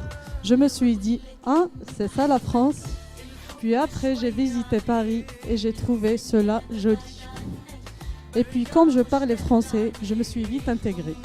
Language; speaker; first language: French; non-native, local second language; Arabic